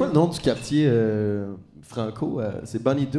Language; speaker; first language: French; native; French